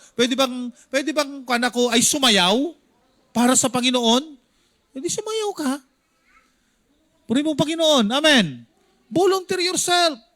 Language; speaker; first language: Filipino; non-native, local second language; Iloko